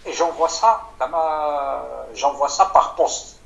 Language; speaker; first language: French; non-native, local second language; Arabic